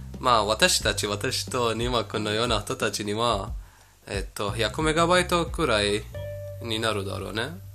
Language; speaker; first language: Japanese; non-native, fluent; Persian